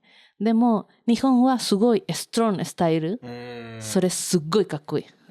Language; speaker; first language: Japanese; non-native, learner; Spanish